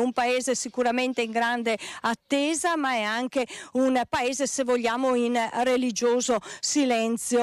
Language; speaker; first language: Italian; native; Italian